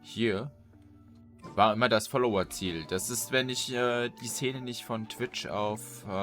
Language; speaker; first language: German; native; German